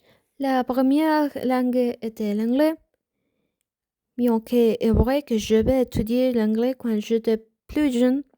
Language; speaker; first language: French; non-native, learner; Spanish